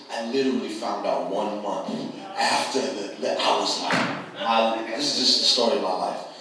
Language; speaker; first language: English; native; English